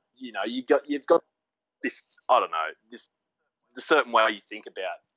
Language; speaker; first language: English; native; English